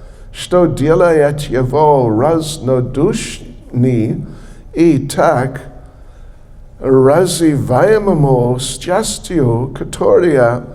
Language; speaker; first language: Russian; non-native, learner; English